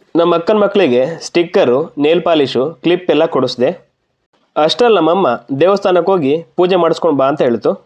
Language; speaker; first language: Kannada; non-native, local second language; Lambadi